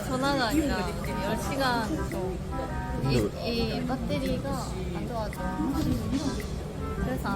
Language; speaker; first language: Korean; non-native, learner; Japanese